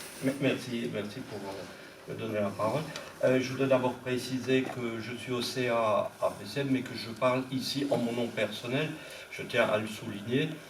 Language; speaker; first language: French; non-native, local second language; Swiss German